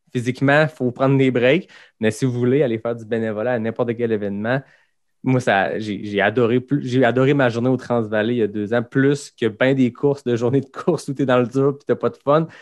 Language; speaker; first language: French; native; French